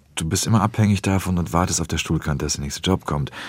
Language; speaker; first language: German; early bilingual, other home language; Polish